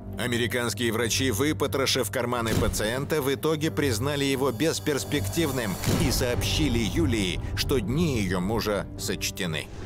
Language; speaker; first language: Russian; native; Russian